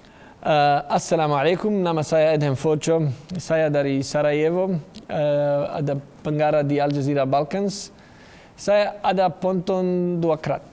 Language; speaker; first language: Indonesian; non-native, learner; Bosnian